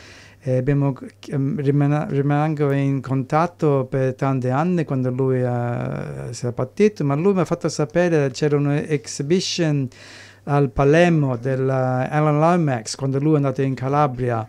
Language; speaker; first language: Italian; early bilingual, heritage; English